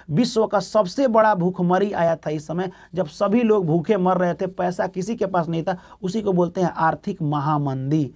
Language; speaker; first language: Hindi; native; Hindi